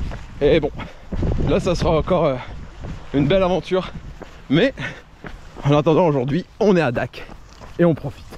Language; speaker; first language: French; native; French